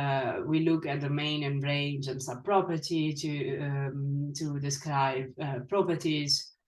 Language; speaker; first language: English; non-native, fluent; Italian